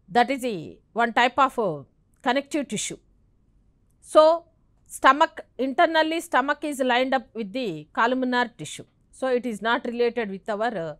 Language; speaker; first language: English; non-native, local second language; Telugu